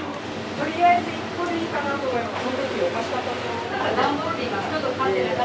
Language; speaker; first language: Japanese; native; Japanese